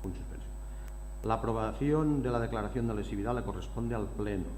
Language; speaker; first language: Spanish; non-native, local second language; Catalan